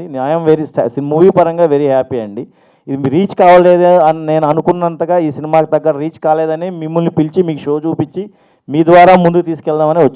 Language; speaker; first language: Telugu; native; Telugu